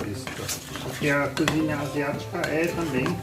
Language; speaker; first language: Portuguese; non-native, learner; German